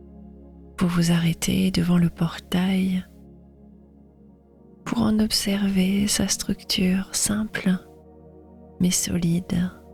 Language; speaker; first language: French; native; French